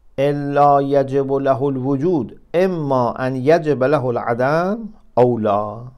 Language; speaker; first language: Arabic; non-native, fluent; Persian